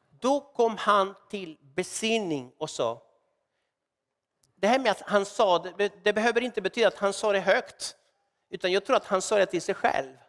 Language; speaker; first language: Swedish; non-native, fluent; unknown